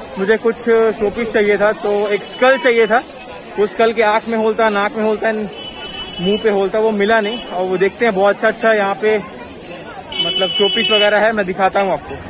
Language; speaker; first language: Hindi; non-native, local second language; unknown